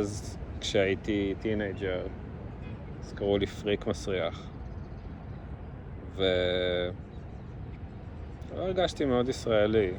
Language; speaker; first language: Hebrew; early bilingual, other home language; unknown